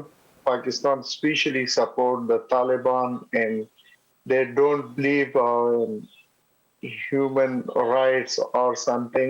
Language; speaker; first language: English; non-native, learner; Pashto